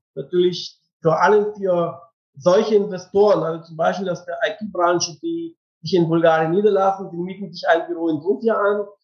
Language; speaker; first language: German; non-native, fluent; Bulgarian